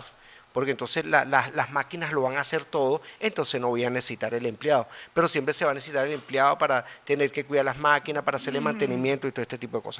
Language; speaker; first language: Spanish; native; Spanish